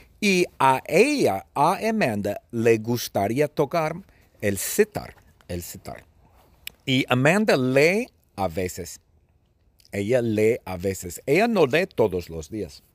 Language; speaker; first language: Spanish; non-native, fluent; English